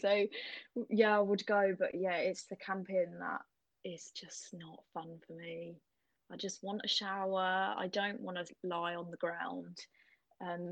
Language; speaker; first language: English; native; English